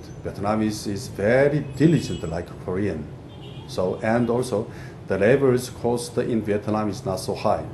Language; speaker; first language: English; non-native, fluent; Korean